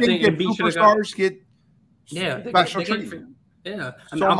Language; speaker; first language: English; native; English